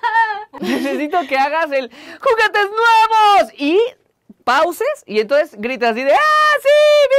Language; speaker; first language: Spanish; native; Spanish